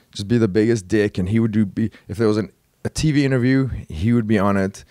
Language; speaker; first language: English; native; English